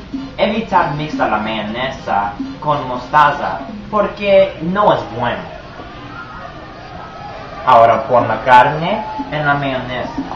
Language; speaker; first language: Spanish; non-native, learner; English